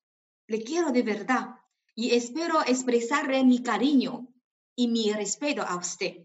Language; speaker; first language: Spanish; non-native, fluent; Chinese